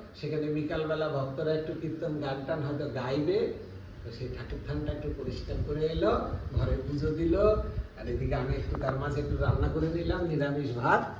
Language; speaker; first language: Bangla; native; Bangla